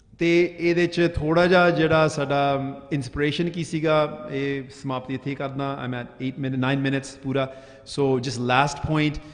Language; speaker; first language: Punjabi; early bilingual, heritage; Punjabi